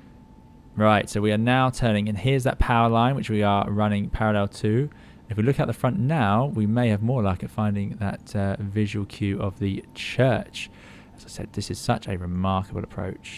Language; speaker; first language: English; native; English